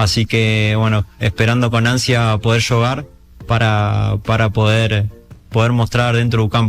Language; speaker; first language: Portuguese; non-native, learner; Spanish